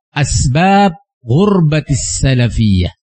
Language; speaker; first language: Arabic; non-native, fluent; Indonesian